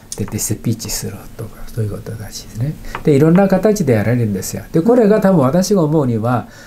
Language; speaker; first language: Japanese; non-native, fluent; Chinese